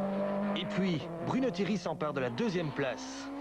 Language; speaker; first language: French; native; French